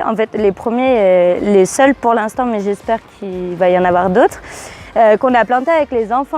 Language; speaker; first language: French; native; French